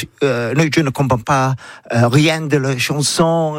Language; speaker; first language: French; non-native, learner; English